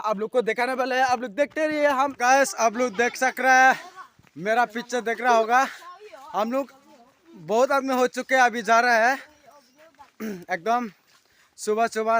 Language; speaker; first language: Hindi; non-native, local second language; Chakma